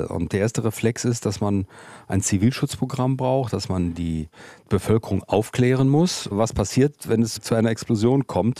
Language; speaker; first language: German; native; German